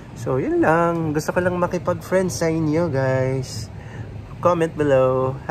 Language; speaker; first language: Filipino; non-native, local second language; Cebuano